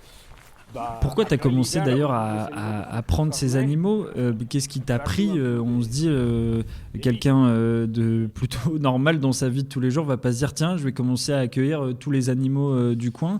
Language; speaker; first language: French; native; French